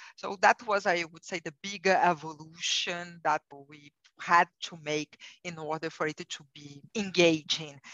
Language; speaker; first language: English; non-native, fluent; Portuguese